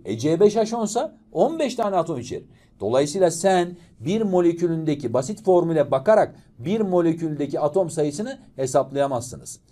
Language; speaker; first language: Turkish; native; Turkish